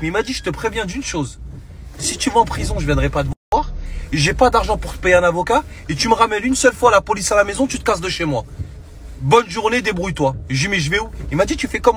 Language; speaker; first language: French; native; French